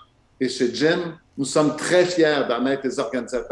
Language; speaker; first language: French; native; French